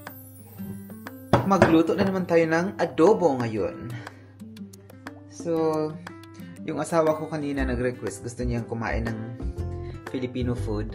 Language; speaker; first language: Filipino; native; Filipino